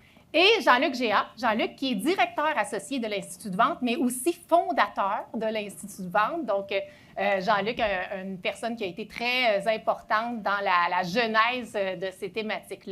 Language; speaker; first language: French; native; French